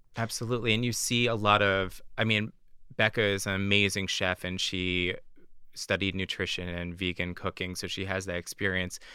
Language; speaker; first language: English; native; English